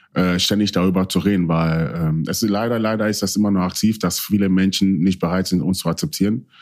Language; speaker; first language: German; early bilingual, other home language; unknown